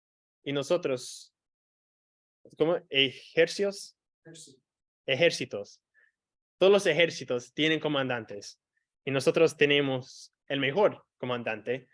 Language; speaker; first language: Spanish; non-native, fluent; English